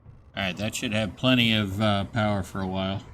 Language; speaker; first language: English; native; English